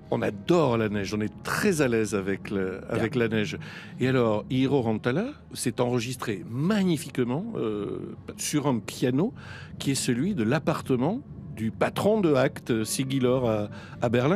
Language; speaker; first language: French; native; French